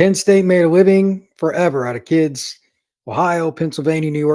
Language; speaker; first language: English; native; English